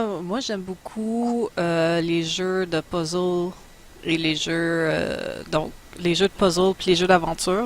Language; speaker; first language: French; native; French